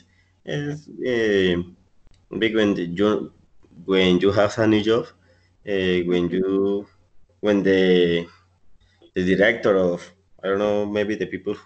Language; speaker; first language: English; non-native, learner; Spanish